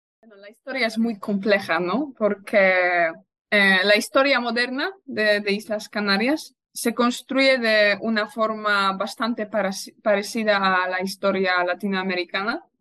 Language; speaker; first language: Spanish; non-native, fluent; Polish